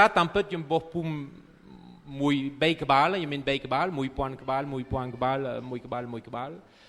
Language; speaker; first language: Khmer; non-native, fluent; French